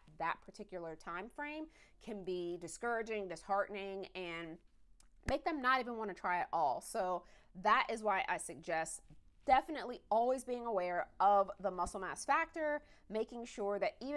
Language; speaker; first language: English; native; English